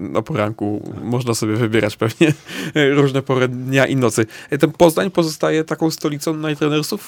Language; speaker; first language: Polish; native; Polish